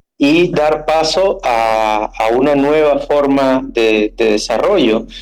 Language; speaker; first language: Spanish; native; Spanish